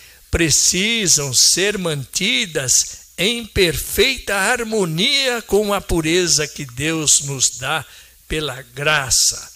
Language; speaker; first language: Portuguese; native; Portuguese